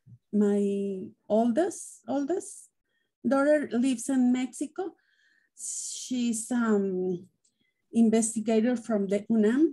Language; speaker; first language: English; non-native, learner; Spanish